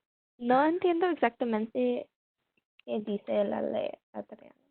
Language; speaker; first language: Spanish; non-native, learner; English